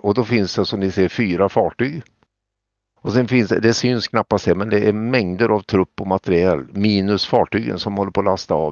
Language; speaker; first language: Swedish; native; Swedish